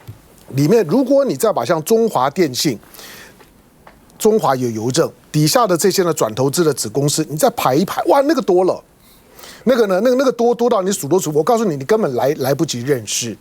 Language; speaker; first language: Chinese; native; Chinese